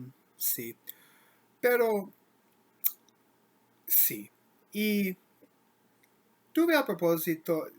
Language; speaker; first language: Spanish; non-native, learner; English